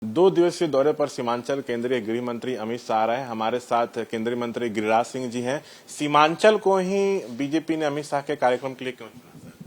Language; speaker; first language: Hindi; native; Hindi